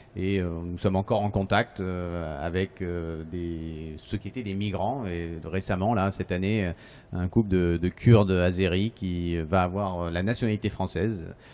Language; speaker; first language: French; native; French